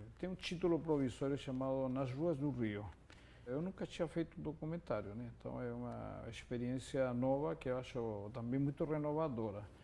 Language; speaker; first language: Portuguese; non-native, fluent; Spanish